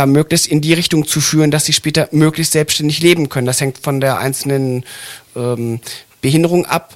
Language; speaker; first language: German; native; German